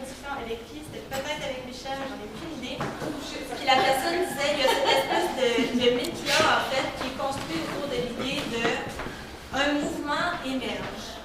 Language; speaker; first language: French; native; French